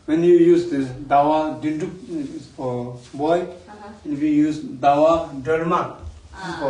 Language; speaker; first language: English; non-native, learner; Tibetan